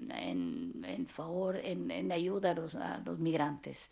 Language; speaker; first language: Spanish; non-native, fluent; Italian